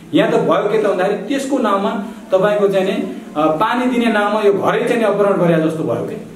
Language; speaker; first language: Nepali; native; Nepali